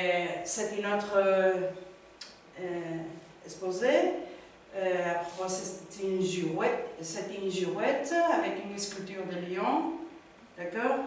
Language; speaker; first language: French; non-native, learner; Spanish